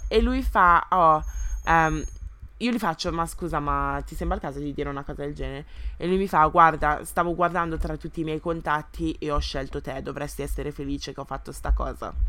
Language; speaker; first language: Italian; early bilingual, other home language; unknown